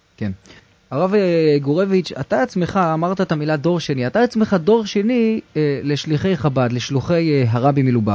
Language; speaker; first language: Hebrew; native; Hebrew